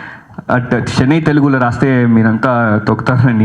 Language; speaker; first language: Telugu; early bilingual, heritage; Telugu